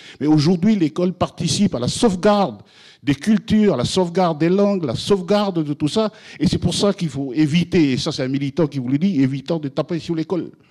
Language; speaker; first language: French; non-native, local second language; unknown